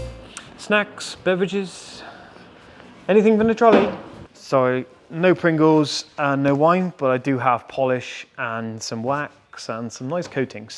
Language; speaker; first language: English; native; English